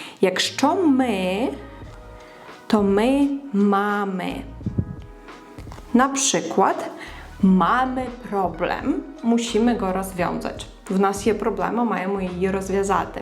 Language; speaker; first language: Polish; non-native, fluent; Ukrainian